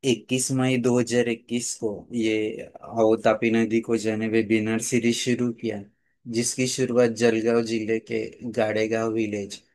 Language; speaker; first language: Hindi; non-native, local second language; Marathi